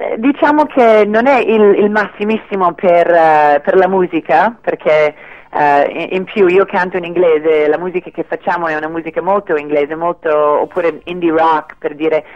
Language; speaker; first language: Italian; non-native, fluent; English